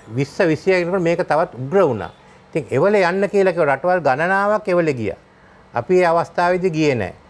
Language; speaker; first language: Sinhala; native; Sinhala